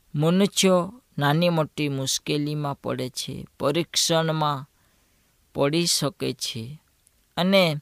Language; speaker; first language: Gujarati; non-native, local second language; Gamit